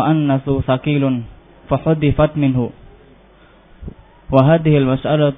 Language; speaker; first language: Arabic; non-native, fluent; Indonesian